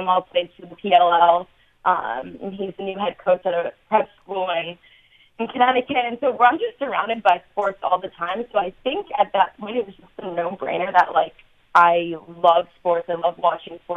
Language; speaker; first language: English; native; English